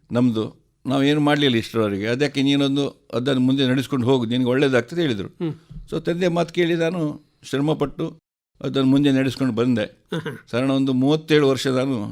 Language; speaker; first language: Kannada; non-native, local second language; Konkani